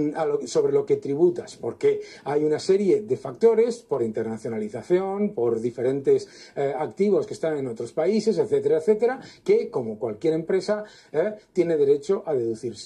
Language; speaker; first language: Spanish; native; Spanish